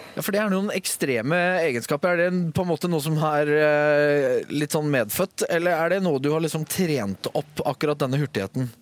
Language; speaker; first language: Norwegian; native; Norwegian